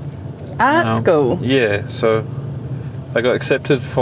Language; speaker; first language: English; native; English